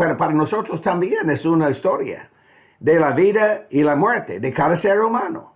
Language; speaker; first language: Spanish; non-native, fluent; English